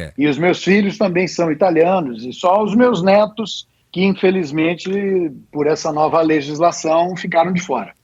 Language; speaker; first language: Portuguese; native; Portuguese